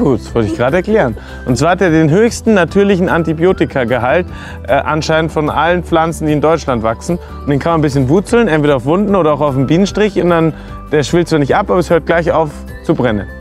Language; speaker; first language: German; native; German